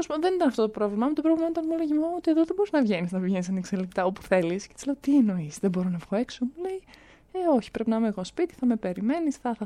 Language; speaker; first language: Greek; early bilingual, other home language; Romanian